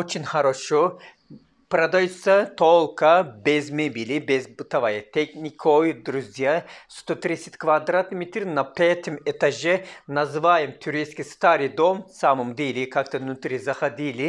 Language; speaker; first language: Russian; non-native, learner; Turkish